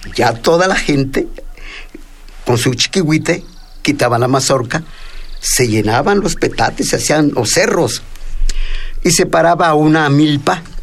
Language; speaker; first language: Spanish; non-native, local second language; Mixtepec Mixtec